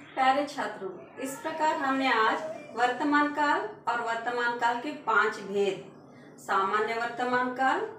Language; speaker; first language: Hindi; non-native, local second language; Telugu